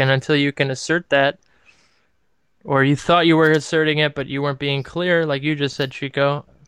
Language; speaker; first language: English; native; English